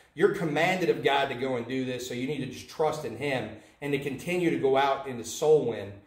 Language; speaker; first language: English; native; English